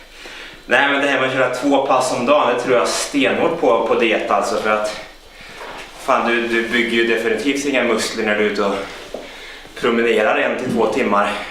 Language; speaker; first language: Swedish; native; Swedish